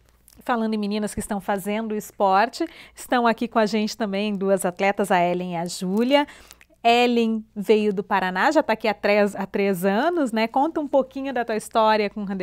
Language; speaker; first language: Portuguese; native; Portuguese